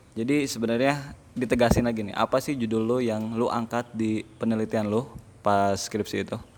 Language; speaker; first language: Indonesian; native; Indonesian